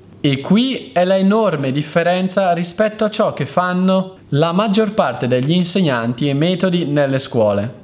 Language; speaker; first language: Italian; native; Italian